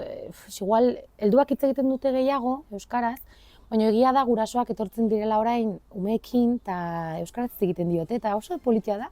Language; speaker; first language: Basque; early bilingual, other home language; Bulgarian